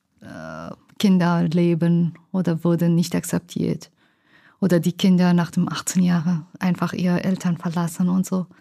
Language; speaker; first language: German; non-native, learner; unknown